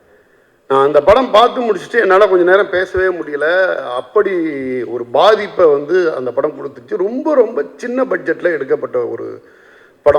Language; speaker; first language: Tamil; native; Tamil